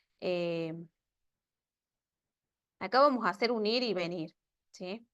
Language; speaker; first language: Spanish; native; Spanish